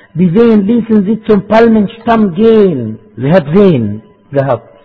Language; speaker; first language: German; non-native, fluent; Arabic